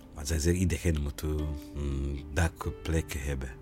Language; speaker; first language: Dutch; non-native, learner; Rundi